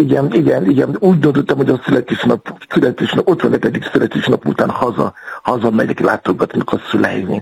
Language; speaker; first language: Hungarian; non-native, learner; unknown